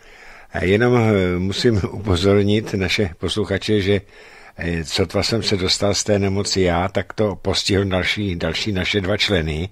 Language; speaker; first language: Czech; native; Czech